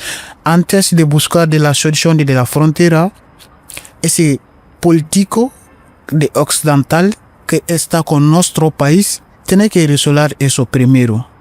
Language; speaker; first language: Spanish; non-native, learner; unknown